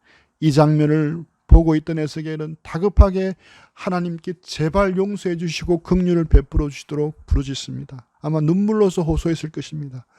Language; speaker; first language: Korean; native; Korean